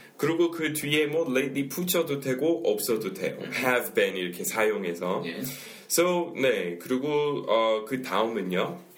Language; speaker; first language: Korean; non-native, fluent; English